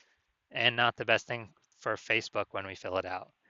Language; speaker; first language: English; native; English